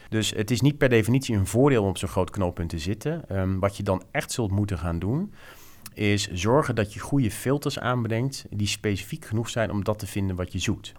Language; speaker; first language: Dutch; native; Dutch